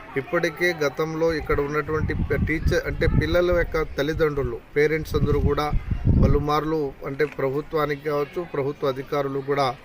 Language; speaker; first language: Telugu; non-native, local second language; Lambadi